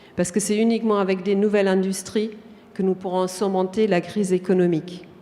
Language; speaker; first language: French; non-native, fluent; German